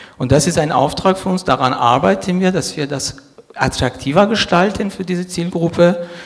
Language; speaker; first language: German; non-native, fluent; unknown